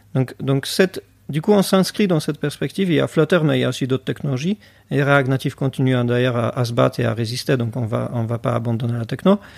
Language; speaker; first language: French; non-native, fluent; Polish